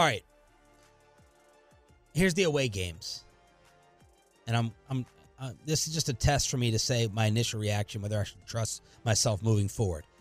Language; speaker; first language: English; native; English